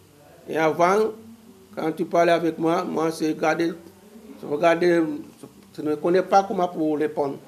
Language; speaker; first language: French; non-native, learner; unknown